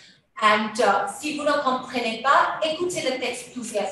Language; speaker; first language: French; non-native, fluent; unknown